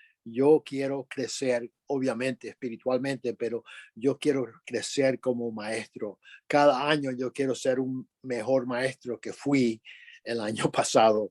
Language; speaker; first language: Spanish; early bilingual, other home language; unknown